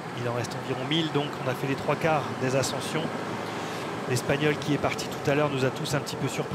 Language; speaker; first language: French; native; French